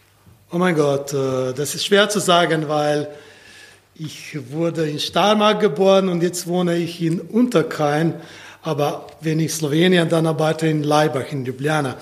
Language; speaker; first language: German; non-native, fluent; Slovenian